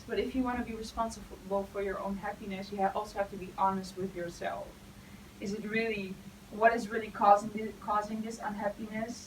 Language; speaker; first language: English; non-native, fluent; Dutch